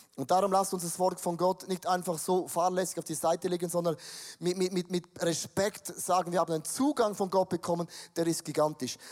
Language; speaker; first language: German; native; German